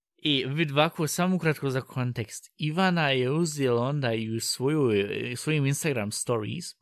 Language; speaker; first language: Bosnian; early bilingual, heritage; Bosnian